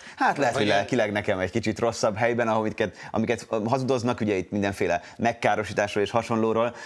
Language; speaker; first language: Hungarian; native; Hungarian